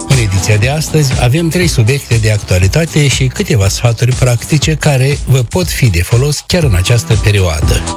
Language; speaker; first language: Romanian; native; Romanian